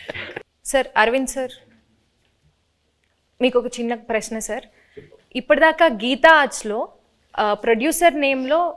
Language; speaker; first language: Telugu; native; Telugu